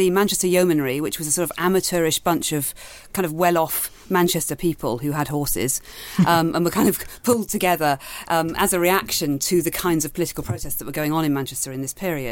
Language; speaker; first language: English; native; English